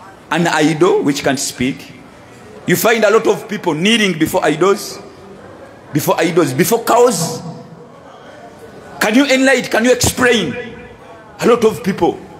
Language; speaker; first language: English; non-native, local second language; Ganda